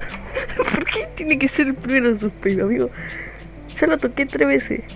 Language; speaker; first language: Spanish; native; Spanish